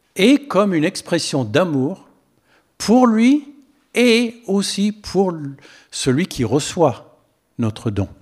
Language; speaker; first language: French; non-native, fluent; English